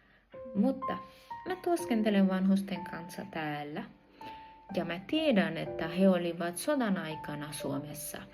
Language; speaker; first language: Finnish; non-native, learner; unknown